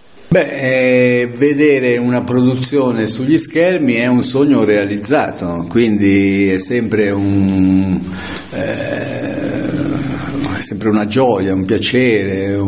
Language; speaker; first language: Italian; native; Italian